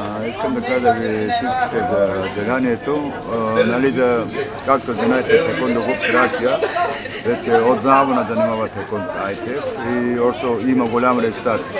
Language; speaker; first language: Bulgarian; non-native, learner; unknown